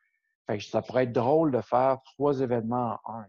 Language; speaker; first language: French; native; French